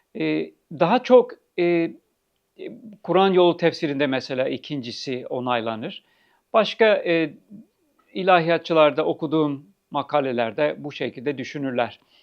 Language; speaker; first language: Turkish; non-native, fluent; English